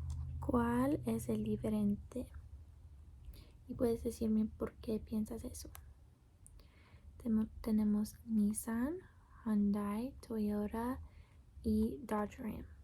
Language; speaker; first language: Spanish; non-native, learner; English